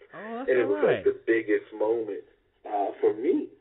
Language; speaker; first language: English; native; English